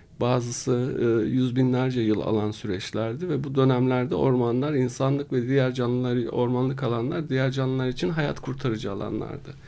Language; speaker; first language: Turkish; native; Turkish